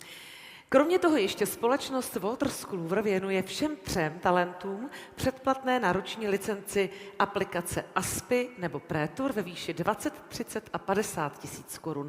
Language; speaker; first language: Czech; native; Czech